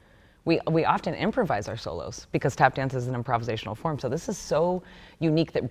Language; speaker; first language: English; native; English